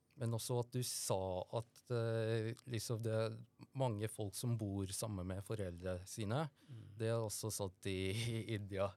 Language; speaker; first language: Norwegian; early bilingual, other home language; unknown